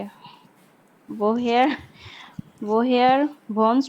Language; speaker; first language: German; non-native, learner; Bangla